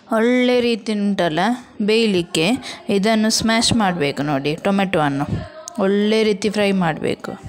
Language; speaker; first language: Kannada; non-native, local second language; Konkani